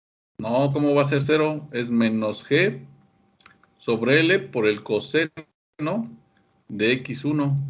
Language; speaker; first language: Spanish; native; Spanish